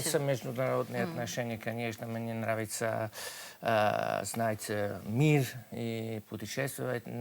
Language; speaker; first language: Russian; non-native, fluent; Italian